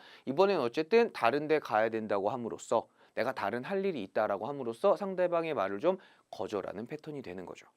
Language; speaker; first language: Korean; native; Korean